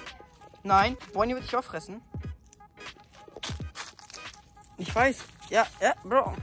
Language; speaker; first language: German; native; German